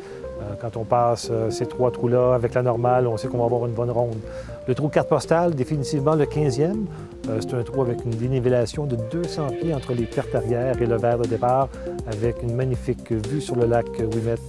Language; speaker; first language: French; native; French